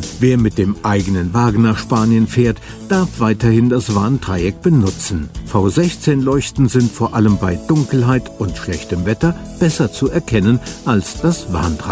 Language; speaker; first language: German; native; German